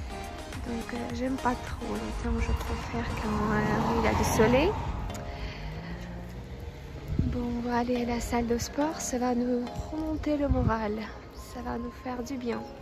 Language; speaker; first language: French; non-native, fluent; Russian